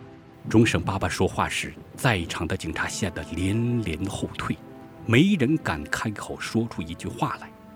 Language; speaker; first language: Chinese; native; Chinese